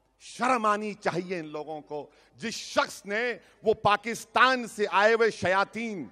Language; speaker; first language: Urdu; native; Urdu